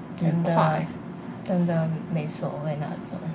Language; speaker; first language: Chinese; non-native, fluent; Cantonese